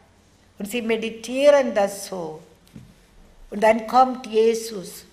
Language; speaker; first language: German; non-native, fluent; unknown